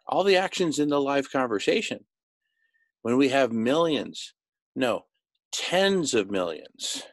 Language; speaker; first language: English; native; English